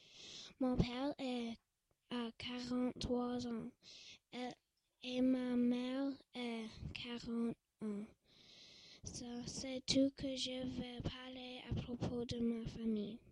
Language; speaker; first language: French; non-native, local second language; English